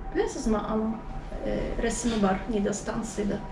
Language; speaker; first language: Turkish; non-native, learner; Tatar